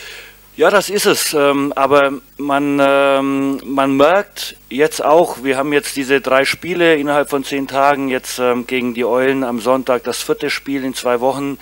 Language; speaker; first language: German; native; German